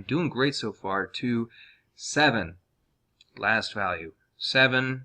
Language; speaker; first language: English; native; English